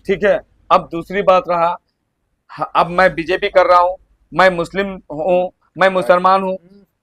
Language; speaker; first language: Hindi; non-native, local second language; Bangla